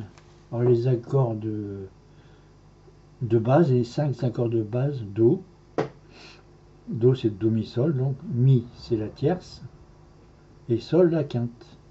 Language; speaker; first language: French; native; French